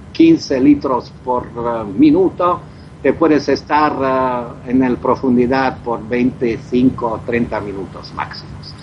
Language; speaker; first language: Spanish; non-native, learner; Croatian